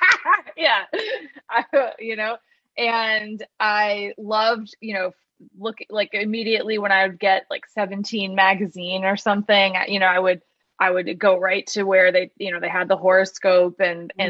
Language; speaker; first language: English; native; English